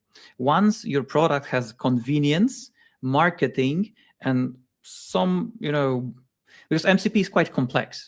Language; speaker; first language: English; non-native, fluent; Polish